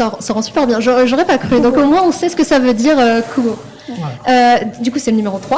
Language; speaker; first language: French; native; French